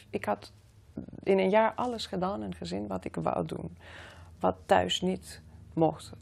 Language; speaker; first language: Dutch; non-native, fluent; Greek